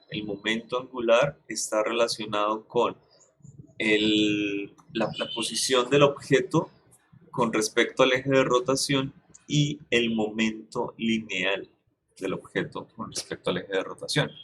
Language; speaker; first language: Spanish; native; Spanish